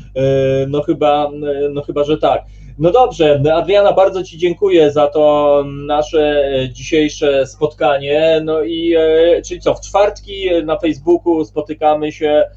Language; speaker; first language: Polish; native; Polish